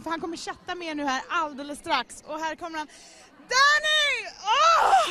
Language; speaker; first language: Swedish; native; Swedish